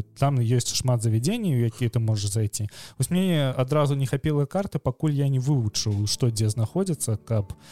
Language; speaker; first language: Belarusian; non-native, local second language; Russian